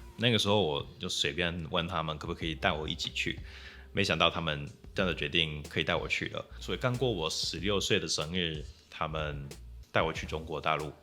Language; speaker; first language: Chinese; non-native, fluent; English